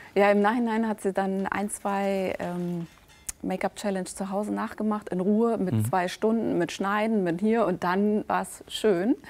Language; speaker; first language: German; native; German